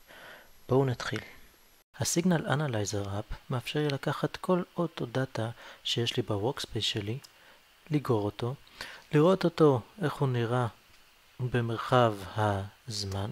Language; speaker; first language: Hebrew; native; Hebrew